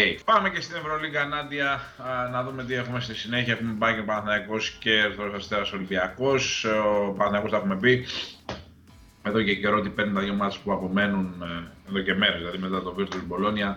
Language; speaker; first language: Greek; native; Greek